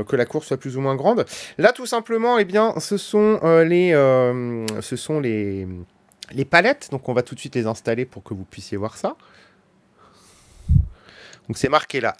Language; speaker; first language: French; native; French